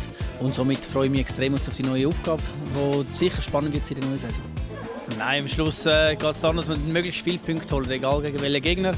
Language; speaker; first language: German; native; German